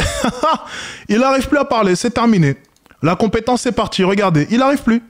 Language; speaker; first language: French; native; French